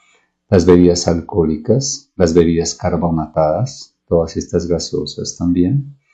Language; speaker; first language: Spanish; native; Spanish